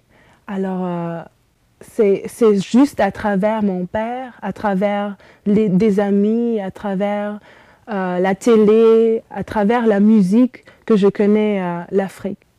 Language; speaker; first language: French; early bilingual, heritage; Romanian